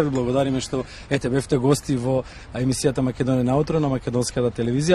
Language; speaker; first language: Macedonian; native; Macedonian